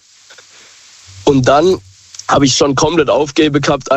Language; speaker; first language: German; native; German